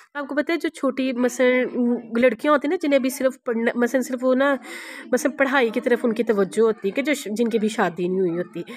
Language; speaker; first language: Urdu; non-native, local second language; Punjabi